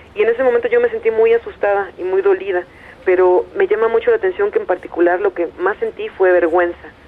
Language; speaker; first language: Spanish; native; Spanish